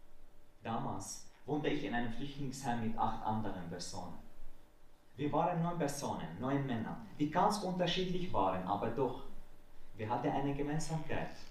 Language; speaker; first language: German; non-native, fluent; Arabic